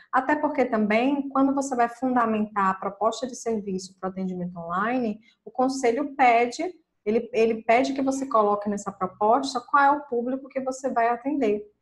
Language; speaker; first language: Portuguese; native; Portuguese